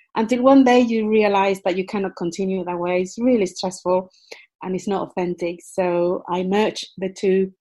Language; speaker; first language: English; non-native, fluent; Spanish